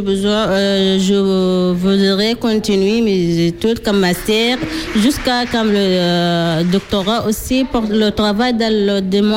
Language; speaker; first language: French; non-native, learner; Arabic